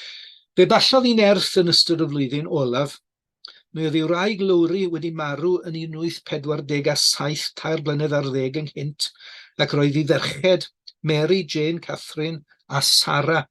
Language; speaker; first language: Welsh; native; Welsh